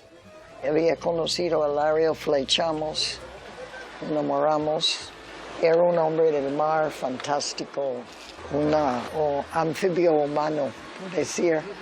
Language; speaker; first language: Spanish; early bilingual, other home language; English